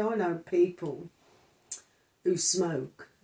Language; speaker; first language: English; native; English